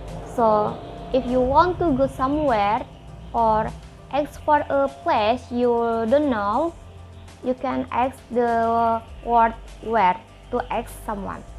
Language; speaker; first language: English; non-native, learner; Indonesian